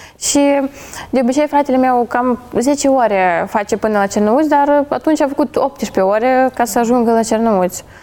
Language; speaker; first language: Romanian; non-native, fluent; Ukrainian